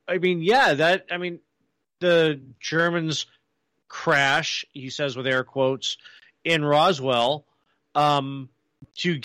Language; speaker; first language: English; native; English